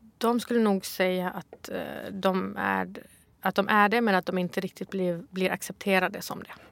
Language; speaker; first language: Swedish; early bilingual, other home language; Arabic